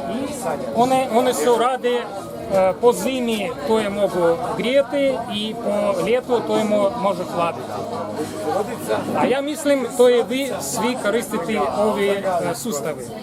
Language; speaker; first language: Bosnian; non-native, learner; Ukrainian